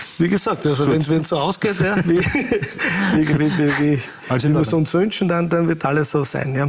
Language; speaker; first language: German; native; German